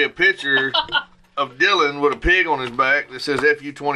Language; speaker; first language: English; native; English